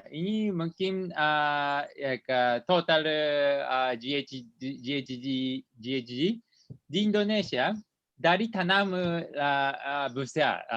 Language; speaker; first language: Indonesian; non-native, learner; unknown